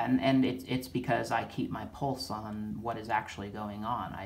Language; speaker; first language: English; native; English